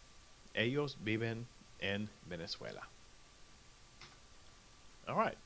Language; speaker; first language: Spanish; non-native, fluent; English